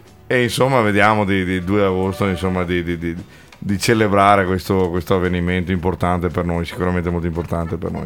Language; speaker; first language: Italian; native; Italian